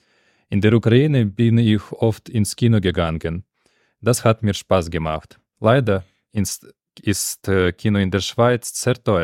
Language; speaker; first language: German; non-native, fluent; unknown